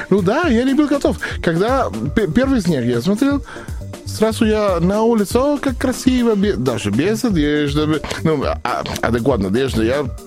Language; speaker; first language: Russian; non-native, learner; Spanish